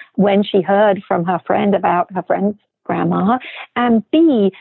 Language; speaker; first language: English; native; English